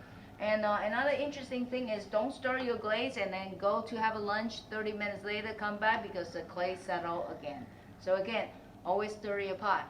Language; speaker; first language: English; non-native, fluent; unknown